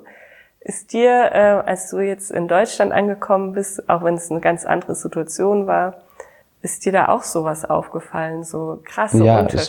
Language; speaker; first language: German; native; German